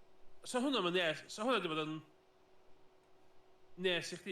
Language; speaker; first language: Welsh; native; Welsh